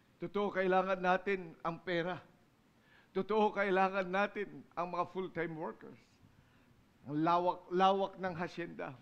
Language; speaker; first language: Filipino; non-native, local second language; Iloko